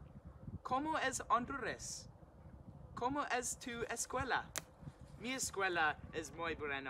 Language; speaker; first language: Spanish; non-native, learner; English